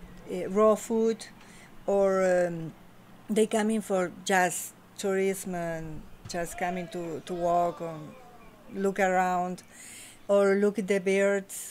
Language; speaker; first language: English; non-native, learner; Spanish